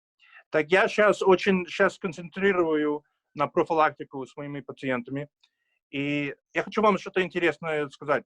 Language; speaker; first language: Russian; early bilingual, heritage; Russian